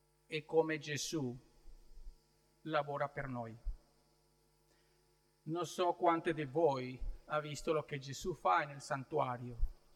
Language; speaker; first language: Italian; non-native, learner; Spanish